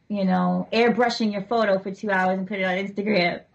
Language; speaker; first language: English; native; English